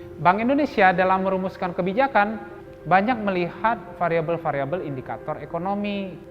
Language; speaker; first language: Indonesian; native; Indonesian